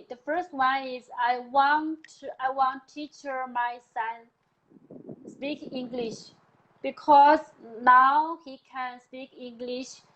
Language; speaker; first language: English; non-native, learner; Chinese